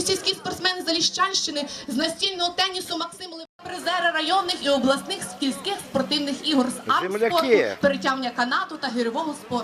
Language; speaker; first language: Ukrainian; native; Ukrainian